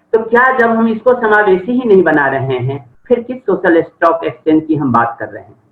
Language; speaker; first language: Hindi; native; Hindi